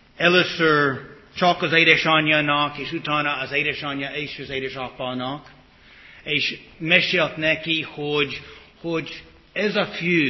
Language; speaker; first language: Hungarian; early bilingual, heritage; English